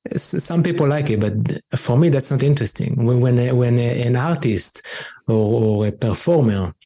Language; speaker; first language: English; non-native, fluent; Hebrew